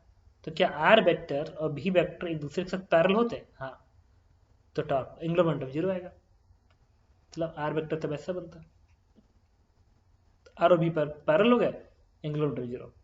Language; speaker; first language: Hindi; native; Hindi